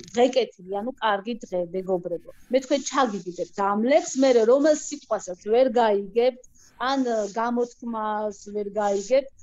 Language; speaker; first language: Georgian; non-native, local second language; Svan